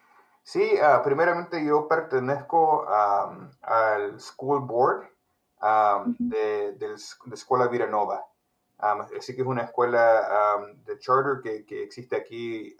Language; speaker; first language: Spanish; early bilingual, heritage; Spanish